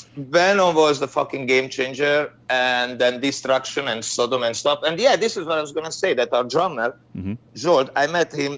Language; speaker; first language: English; non-native, fluent; Hungarian